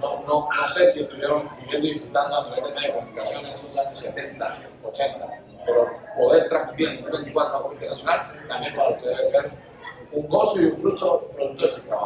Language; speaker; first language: Spanish; native; Spanish